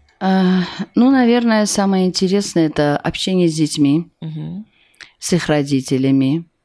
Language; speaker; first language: Russian; non-native, local second language; Armenian